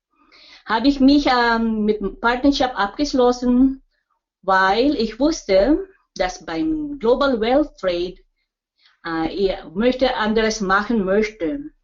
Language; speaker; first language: German; non-native, learner; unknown